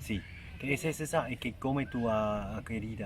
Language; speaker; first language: Spanish; non-native, learner; German